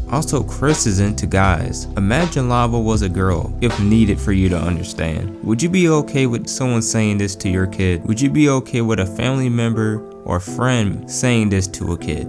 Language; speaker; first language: English; native; English